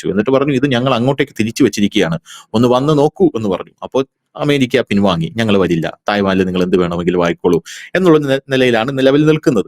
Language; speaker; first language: Malayalam; native; Malayalam